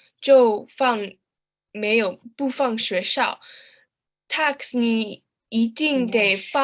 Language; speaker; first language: Chinese; early bilingual, heritage; Chinese